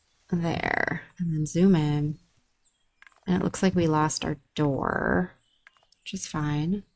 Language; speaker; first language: English; native; English